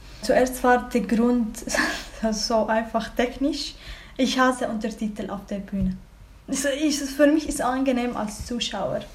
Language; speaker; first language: German; non-native, learner; Arabic